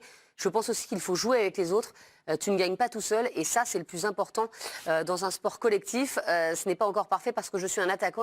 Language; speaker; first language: French; native; French